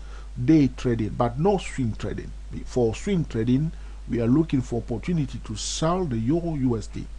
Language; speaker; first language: English; non-native, fluent; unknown